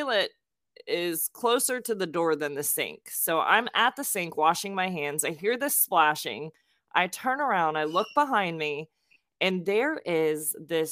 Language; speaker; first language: English; native; English